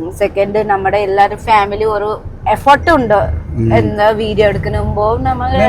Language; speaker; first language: Malayalam; non-native, learner; Nepali